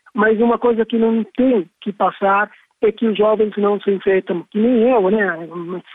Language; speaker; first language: Portuguese; non-native, fluent; Italian